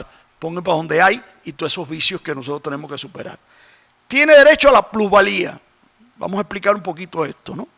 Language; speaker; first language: Spanish; native; Spanish